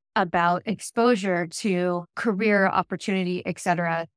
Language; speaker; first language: English; native; English